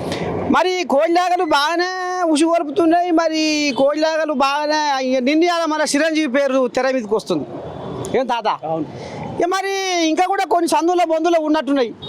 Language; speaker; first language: Telugu; native; Telugu